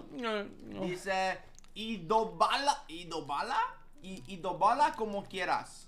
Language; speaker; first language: Spanish; early bilingual, heritage; Spanish